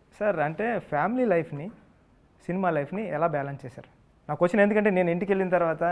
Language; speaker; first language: Telugu; native; Telugu